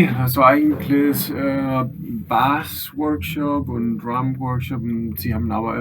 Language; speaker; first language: German; non-native, fluent; Spanish